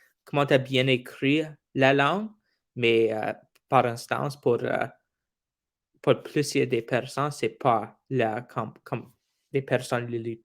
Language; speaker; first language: French; non-native, local second language; English